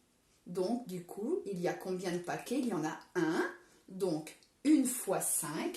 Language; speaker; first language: French; native; French